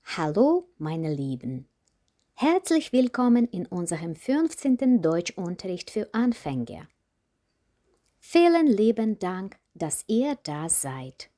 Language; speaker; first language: German; non-native, fluent; Ukrainian